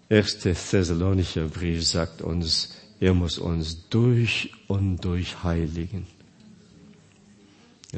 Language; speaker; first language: German; non-native, fluent; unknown